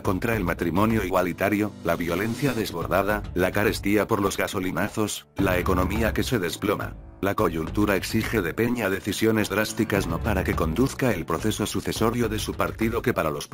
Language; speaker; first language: Spanish; native; Spanish